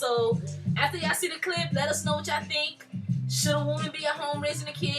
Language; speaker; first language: English; early bilingual, other home language; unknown